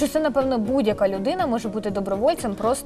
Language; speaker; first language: Ukrainian; native; Ukrainian